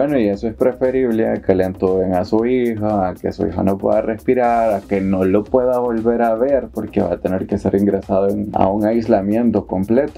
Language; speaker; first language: Spanish; native; Spanish